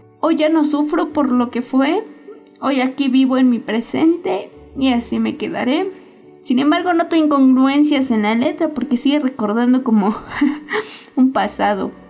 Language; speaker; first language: Spanish; native; Spanish